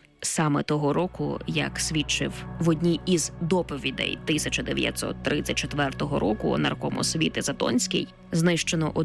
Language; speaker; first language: Ukrainian; native; Ukrainian